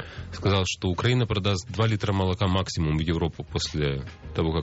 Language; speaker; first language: Ukrainian; native; Ukrainian